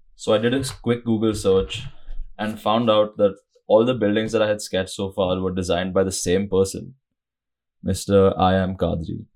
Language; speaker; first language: English; non-native, local second language; Hindi